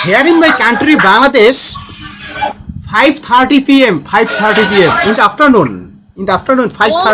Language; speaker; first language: English; non-native, learner; Bangla